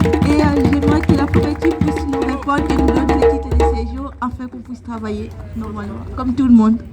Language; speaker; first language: French; early bilingual, other home language; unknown